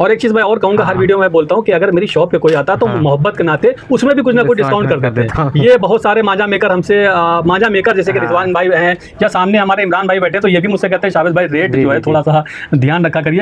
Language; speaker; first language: Hindi; native; Hindi